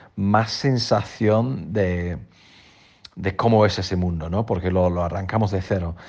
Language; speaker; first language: Spanish; non-native, fluent; English